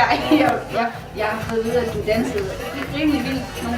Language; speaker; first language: Danish; native; Danish